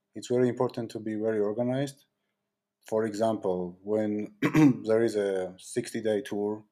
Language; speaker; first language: English; non-native, fluent; Georgian